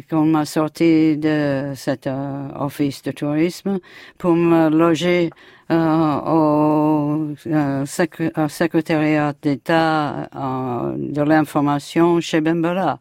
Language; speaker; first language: French; non-native, fluent; English